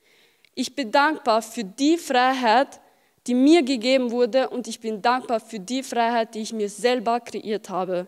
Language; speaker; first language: German; early bilingual, other home language; Albanian